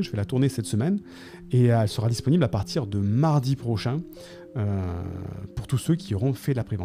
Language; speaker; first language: French; native; French